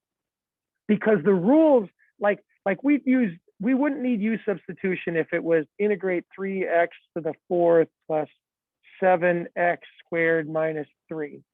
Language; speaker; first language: English; native; English